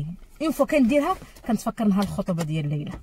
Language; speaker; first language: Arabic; native; Arabic